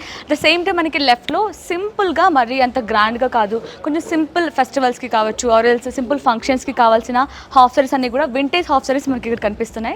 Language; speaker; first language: Telugu; native; Telugu